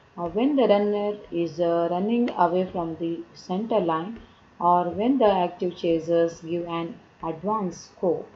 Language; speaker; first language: English; non-native, local second language; Kannada